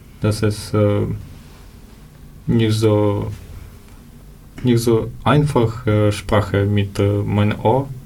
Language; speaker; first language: German; non-native, learner; Ukrainian